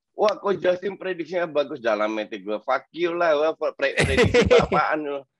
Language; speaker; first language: Indonesian; non-native, fluent; Dutch